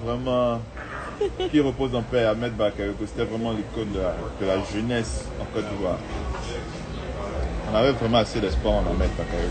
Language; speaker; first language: French; non-native, local second language; Baoulé